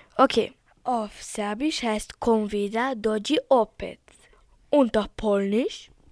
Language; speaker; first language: German; early bilingual, other home language; Serbian